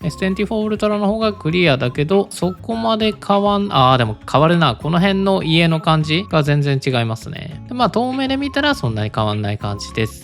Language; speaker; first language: Japanese; native; Japanese